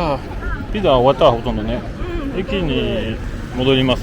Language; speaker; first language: Japanese; non-native, learner; French